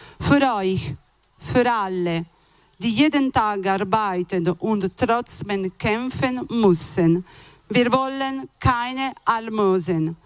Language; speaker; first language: German; non-native, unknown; Italian